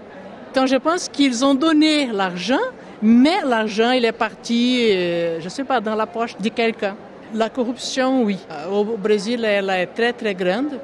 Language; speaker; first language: French; non-native, local second language; Portuguese